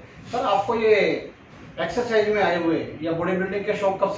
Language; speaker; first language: Hindi; native; Hindi